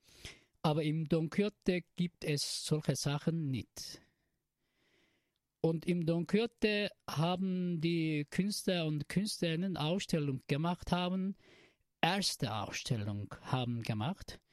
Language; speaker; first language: German; non-native, learner; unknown